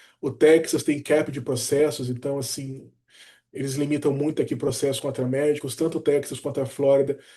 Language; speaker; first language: Portuguese; native; Portuguese